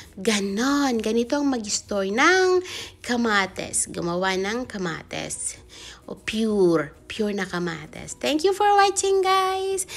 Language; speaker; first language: Filipino; non-native, local second language; Iloko